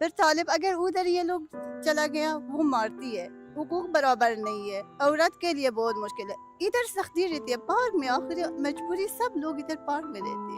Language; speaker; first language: Hindi; non-native, learner; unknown